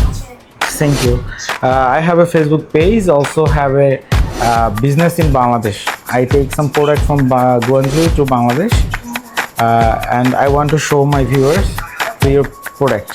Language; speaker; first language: English; non-native, learner; Bangla